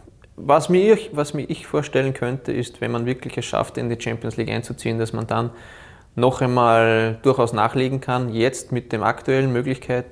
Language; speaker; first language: German; native; German